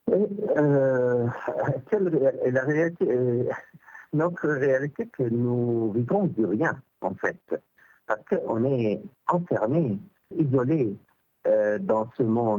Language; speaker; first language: French; non-native, local second language; Arabic